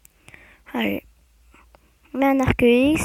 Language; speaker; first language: French; native; French